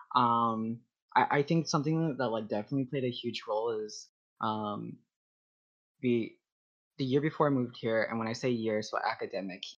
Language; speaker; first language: English; native; English